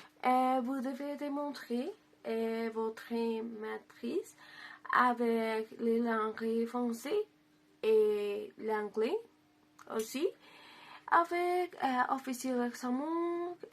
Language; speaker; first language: French; non-native, learner; Spanish